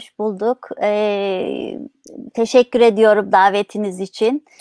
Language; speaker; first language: Turkish; native; Turkish